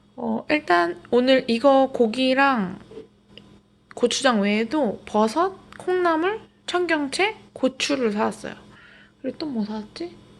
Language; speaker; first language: Korean; native; Korean